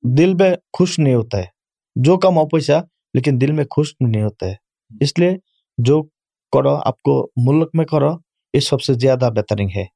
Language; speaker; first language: Urdu; non-native, learner; Bangla